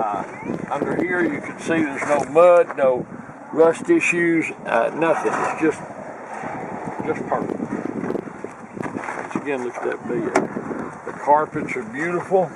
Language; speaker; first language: English; native; English